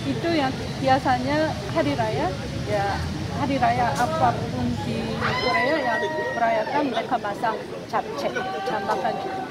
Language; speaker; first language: Indonesian; non-native, fluent; Korean